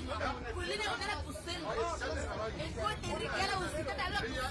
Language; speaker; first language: Arabic; native; Arabic